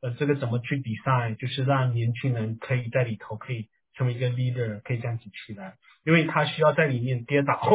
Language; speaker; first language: Chinese; native; Chinese